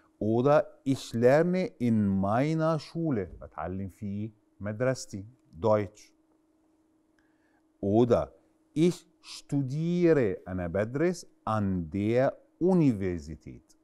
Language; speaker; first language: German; non-native, fluent; Arabic